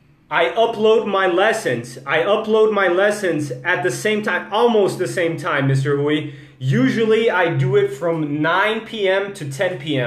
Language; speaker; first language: English; non-native, fluent; Portuguese